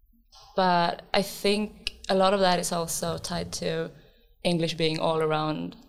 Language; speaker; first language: English; non-native, fluent; Swedish